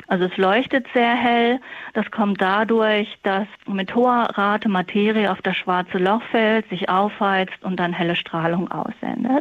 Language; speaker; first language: German; native; German